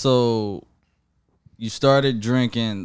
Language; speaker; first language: English; native; English